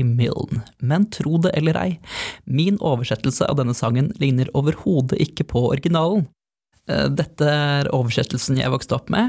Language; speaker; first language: Norwegian; native; Norwegian